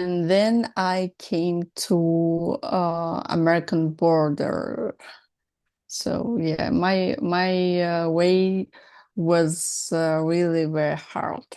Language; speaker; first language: English; non-native, learner; Russian